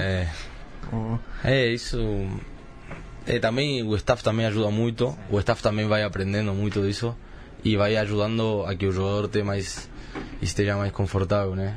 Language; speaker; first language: Portuguese; early bilingual, heritage; Spanish